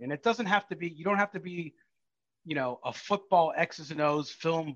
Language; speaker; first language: English; native; English